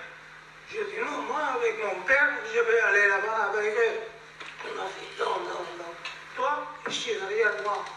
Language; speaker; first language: French; non-native, fluent; Spanish